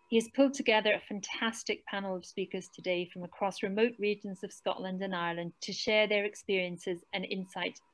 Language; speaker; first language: English; native; English